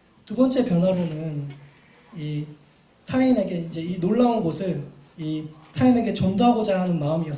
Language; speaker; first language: Korean; native; Korean